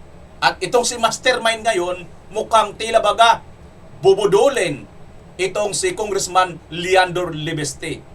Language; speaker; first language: Filipino; native; Filipino